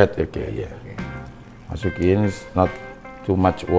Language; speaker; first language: English; non-native, learner; Indonesian